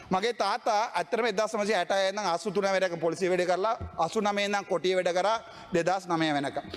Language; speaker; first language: Sinhala; non-native, local second language; Tamil